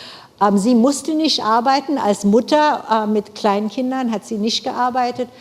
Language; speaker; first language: German; non-native, fluent; English